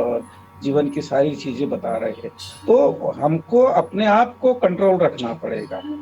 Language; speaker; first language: Hindi; native; Hindi